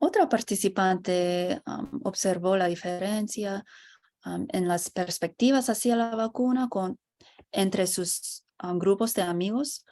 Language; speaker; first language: Spanish; non-native, fluent; English